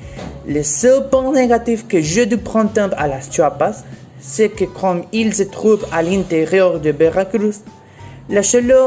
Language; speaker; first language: French; non-native, learner; Spanish